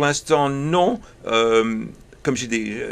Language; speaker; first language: French; early bilingual, heritage; English